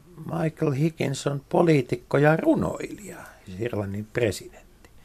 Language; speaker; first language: Finnish; native; Finnish